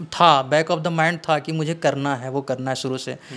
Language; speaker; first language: Hindi; native; Hindi